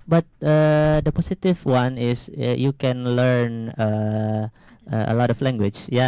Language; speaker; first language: English; non-native, learner; Indonesian